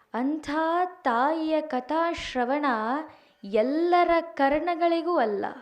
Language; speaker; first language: Kannada; native; Kannada